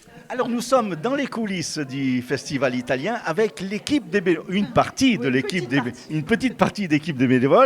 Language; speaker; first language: French; native; French